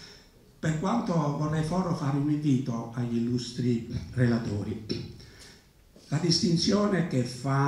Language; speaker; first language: Italian; native; Italian